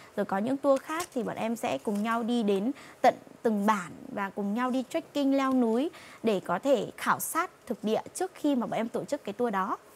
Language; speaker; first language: Vietnamese; non-native, local second language; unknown